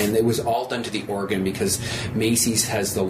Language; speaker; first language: English; native; English